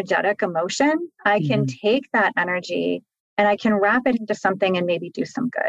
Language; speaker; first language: English; native; English